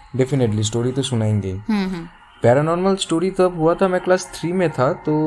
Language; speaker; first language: Hindi; non-native, local second language; Bangla